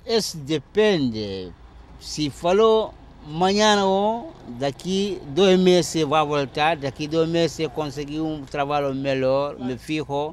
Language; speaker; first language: Portuguese; non-native, learner; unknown